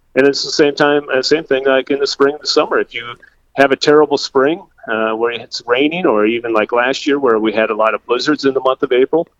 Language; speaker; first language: English; native; English